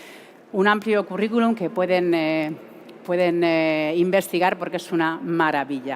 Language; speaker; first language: Spanish; native; Spanish